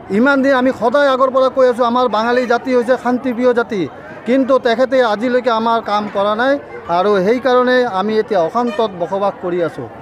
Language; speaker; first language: Assamese; non-native, local second language; Bangla